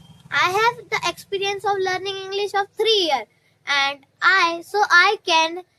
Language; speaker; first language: English; non-native, learner; Hindi